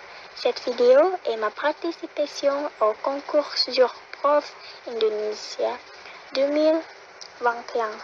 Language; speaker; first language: French; non-native, learner; Indonesian